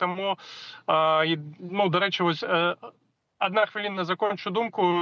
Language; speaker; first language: Belarusian; non-native, local second language; Russian